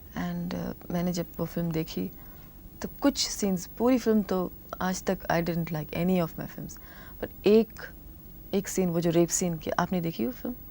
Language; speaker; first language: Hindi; non-native, local second language; Tamil